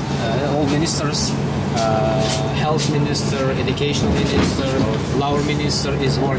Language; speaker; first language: English; non-native, learner; Kazakh